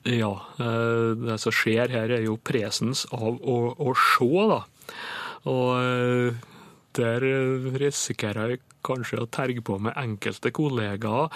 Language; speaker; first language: Norwegian; native; Norwegian